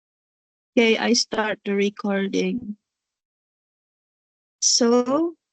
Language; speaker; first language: English; non-native, learner; Indonesian